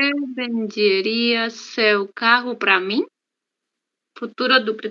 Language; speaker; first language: Portuguese; non-native, learner; Spanish